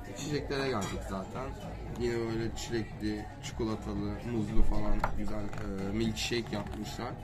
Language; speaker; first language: Turkish; native; Turkish